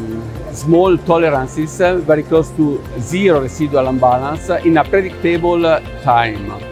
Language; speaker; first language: English; non-native, fluent; Italian